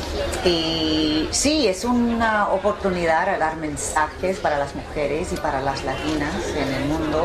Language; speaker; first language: Spanish; early bilingual, heritage; English